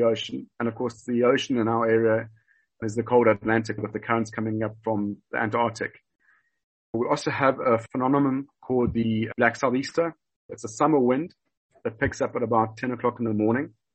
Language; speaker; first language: English; native; English